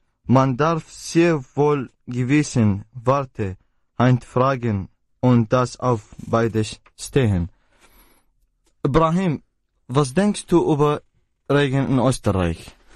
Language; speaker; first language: German; non-native, learner; Arabic